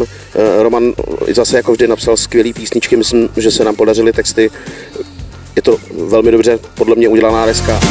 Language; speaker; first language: Czech; native; Czech